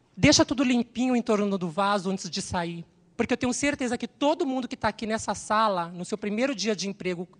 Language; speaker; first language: Portuguese; native; Portuguese